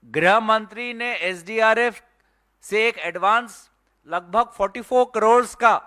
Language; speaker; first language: Hindi; non-native, local second language; Assamese